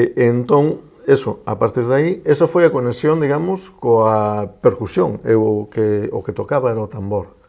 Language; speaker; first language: Galician; non-native, local second language; Spanish